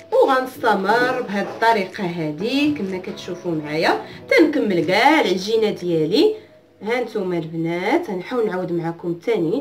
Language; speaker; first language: Arabic; native; Arabic